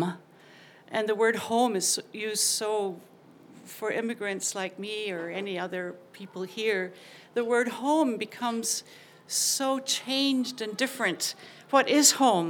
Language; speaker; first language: English; native; English